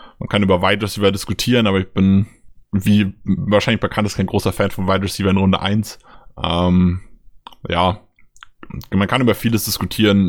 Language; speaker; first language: German; native; German